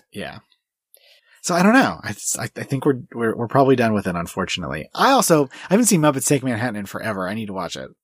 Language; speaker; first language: English; early bilingual, other home language; Swedish